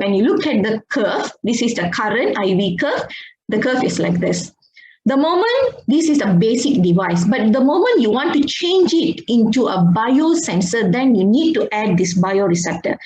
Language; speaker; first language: English; non-native, fluent; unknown